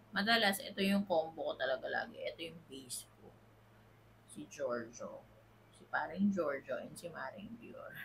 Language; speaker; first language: Filipino; native; Filipino